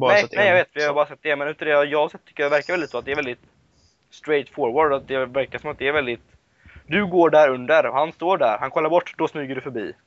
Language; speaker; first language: Swedish; native; Swedish